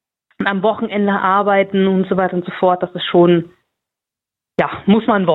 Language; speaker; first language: German; native; German